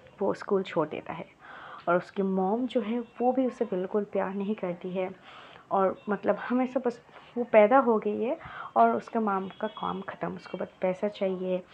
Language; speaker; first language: Hindi; non-native, local second language; Bangla